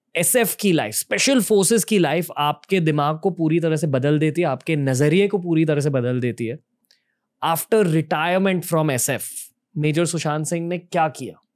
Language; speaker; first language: Hindi; native; Hindi